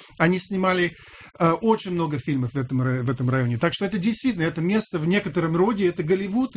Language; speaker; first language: Russian; non-native, fluent; English